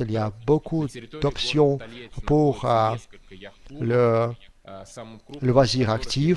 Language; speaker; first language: French; non-native, fluent; Russian